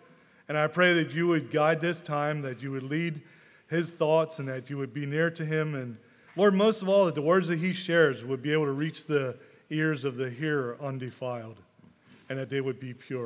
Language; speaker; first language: English; native; English